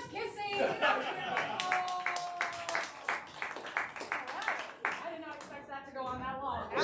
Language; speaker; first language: English; native; English